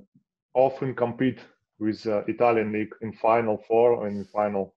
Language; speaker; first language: English; non-native, learner; Russian